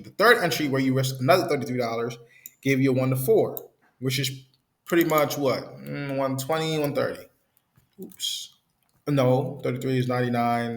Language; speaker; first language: English; native; English